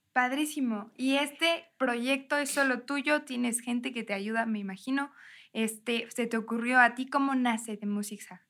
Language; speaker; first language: Spanish; native; Spanish